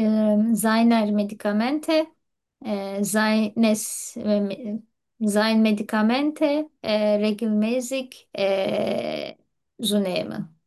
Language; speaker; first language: German; non-native, learner; Turkish